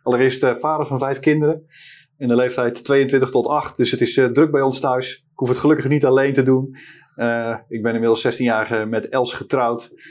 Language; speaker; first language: Dutch; native; Dutch